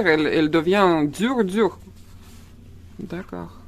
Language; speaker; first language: French; non-native, fluent; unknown